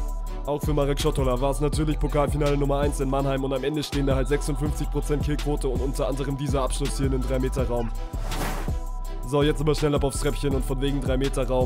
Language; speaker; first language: German; native; German